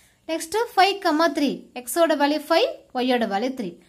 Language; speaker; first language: English; non-native, local second language; Tamil